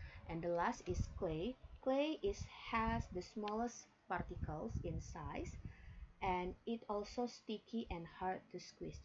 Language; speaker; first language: English; non-native, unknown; Indonesian